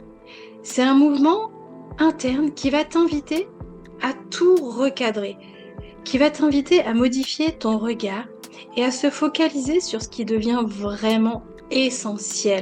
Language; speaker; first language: French; native; French